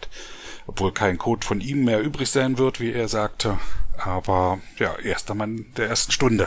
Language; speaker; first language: German; native; German